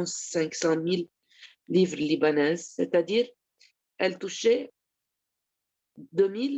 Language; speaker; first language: French; non-native, local second language; Arabic